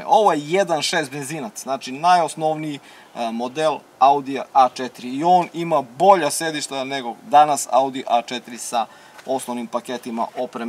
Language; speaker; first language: Serbian; native; Serbian